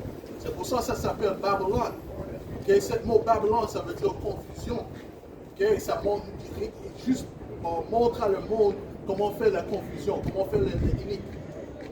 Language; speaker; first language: French; non-native, learner; English